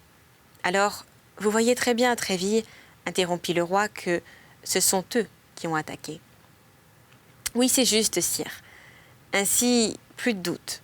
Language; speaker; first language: French; native; French